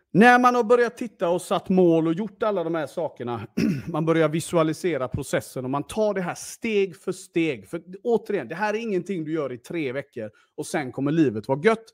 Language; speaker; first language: Swedish; early bilingual, other home language; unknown